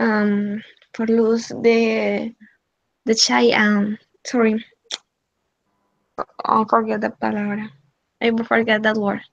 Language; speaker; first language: English; non-native, learner; Spanish